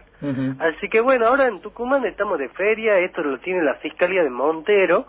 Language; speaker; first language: Spanish; native; Spanish